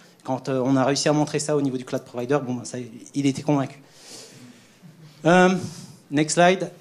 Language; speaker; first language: French; native; French